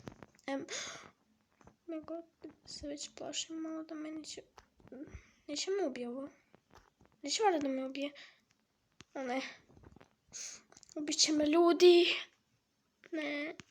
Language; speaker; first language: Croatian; early bilingual, heritage; Croatian